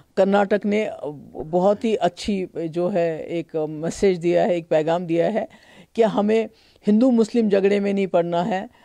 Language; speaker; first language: Hindi; non-native, local second language; Kashmiri